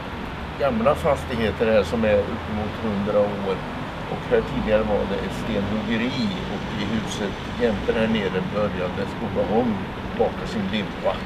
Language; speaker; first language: Swedish; native; Swedish